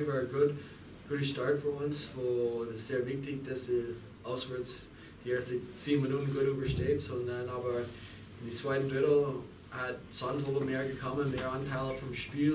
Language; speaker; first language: German; non-native, fluent; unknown